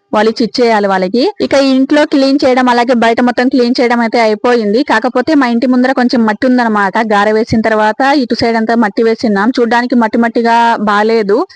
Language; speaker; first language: Telugu; native; Telugu